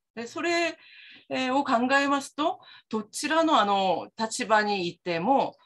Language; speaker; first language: Japanese; non-native, fluent; Korean